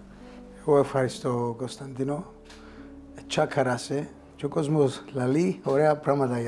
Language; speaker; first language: Greek; early bilingual, heritage; Greek